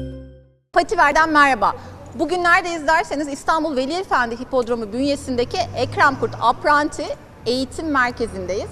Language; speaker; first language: Turkish; native; Turkish